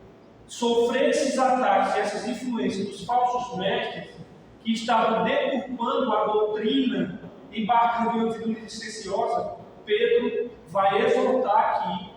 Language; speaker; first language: Portuguese; native; Portuguese